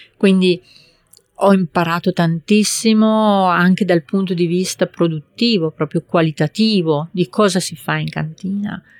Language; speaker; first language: Italian; native; Italian